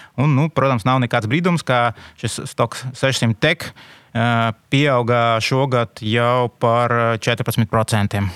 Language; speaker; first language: Latvian; non-native, local second language; Russian